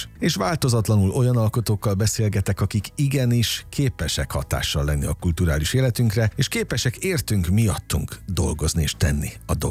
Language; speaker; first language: Hungarian; native; Hungarian